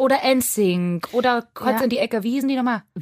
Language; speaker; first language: German; native; German